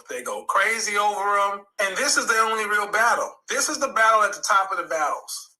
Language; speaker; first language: English; native; English